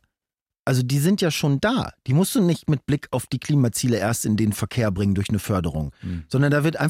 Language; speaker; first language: German; native; German